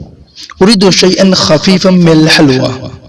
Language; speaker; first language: Arabic; non-native, fluent; Urdu